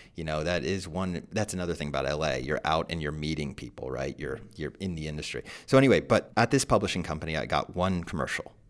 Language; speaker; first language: English; native; English